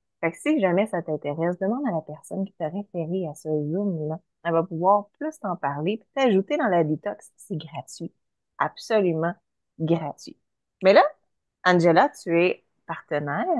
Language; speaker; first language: French; native; French